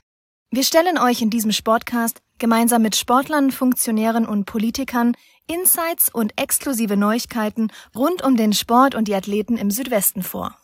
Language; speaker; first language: German; native; German